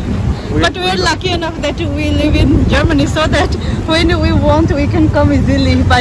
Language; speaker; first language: English; non-native, local second language; Bangla